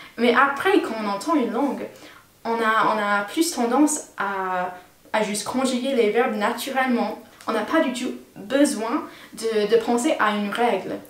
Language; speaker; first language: French; non-native, fluent; English